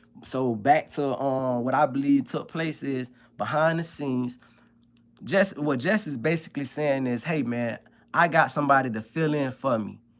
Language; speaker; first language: English; native; English